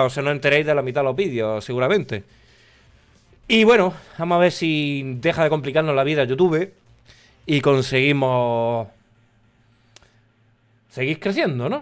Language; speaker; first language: Spanish; native; Spanish